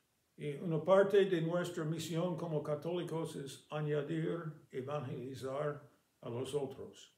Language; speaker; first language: Spanish; non-native, fluent; English